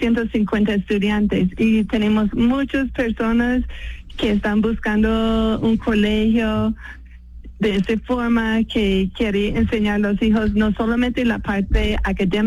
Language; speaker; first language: Spanish; non-native, fluent; English